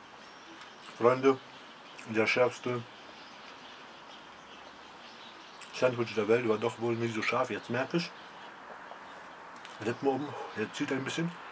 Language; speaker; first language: German; early bilingual, other home language; Polish